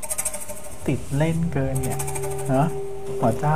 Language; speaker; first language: Thai; native; Thai